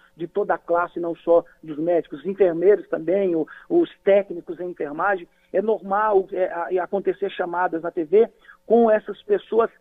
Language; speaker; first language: Portuguese; native; Portuguese